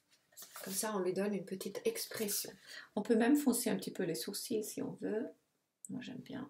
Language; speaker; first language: French; non-native, fluent; Italian